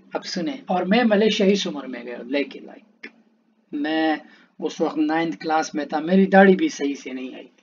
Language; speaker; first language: Urdu; non-native, local second language; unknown